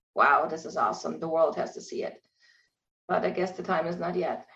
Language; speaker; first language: English; non-native, fluent; German